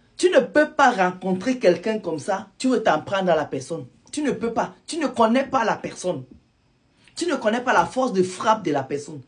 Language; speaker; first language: French; non-native, local second language; Lingala